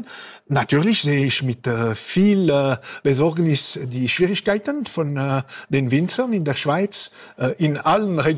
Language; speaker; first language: German; non-native, local second language; French